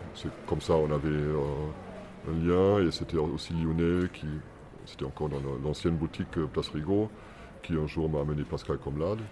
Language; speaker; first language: French; non-native, fluent; German